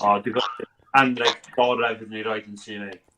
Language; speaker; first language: Welsh; native; Welsh